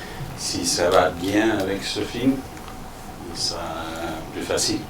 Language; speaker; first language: French; non-native, fluent; Danish